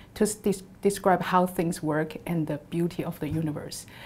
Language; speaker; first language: English; non-native, fluent; Chinese